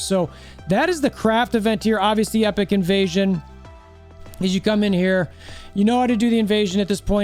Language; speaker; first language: English; native; English